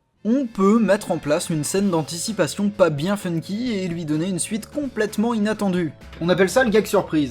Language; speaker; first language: French; native; French